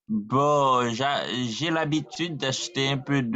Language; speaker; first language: French; non-native, learner; Haitian Creole